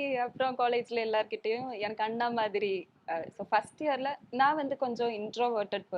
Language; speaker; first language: Tamil; non-native, local second language; Malayalam